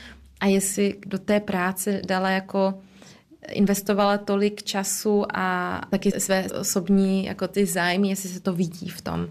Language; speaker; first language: Czech; early bilingual, heritage; Czech